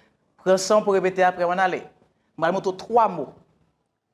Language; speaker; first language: French; non-native, local second language; Haitian Creole